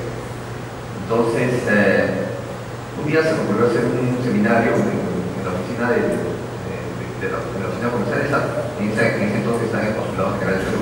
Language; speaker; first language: Spanish; native; Spanish